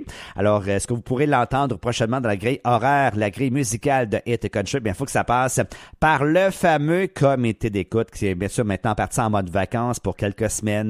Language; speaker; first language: French; native; French